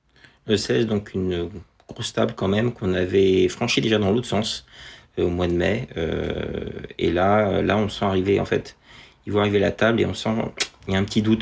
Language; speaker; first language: French; native; French